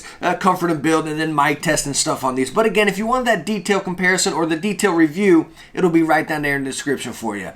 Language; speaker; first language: English; native; English